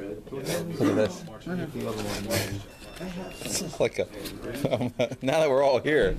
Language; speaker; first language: English; native; English